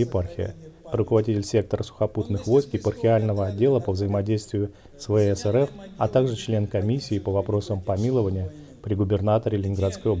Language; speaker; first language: Russian; native; Russian